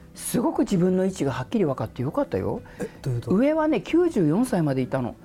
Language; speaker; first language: Japanese; native; Japanese